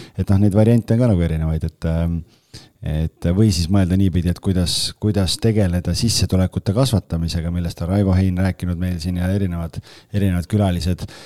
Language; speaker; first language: Estonian; native; Estonian